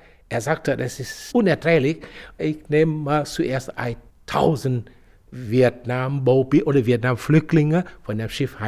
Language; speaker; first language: German; non-native, fluent; Vietnamese